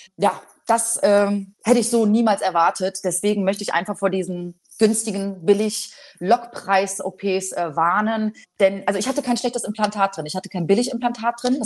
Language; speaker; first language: German; early bilingual, other home language; Polish